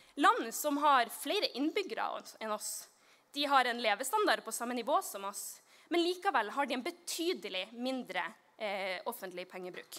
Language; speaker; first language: Norwegian; native; Norwegian